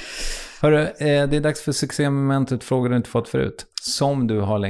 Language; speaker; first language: Swedish; native; Swedish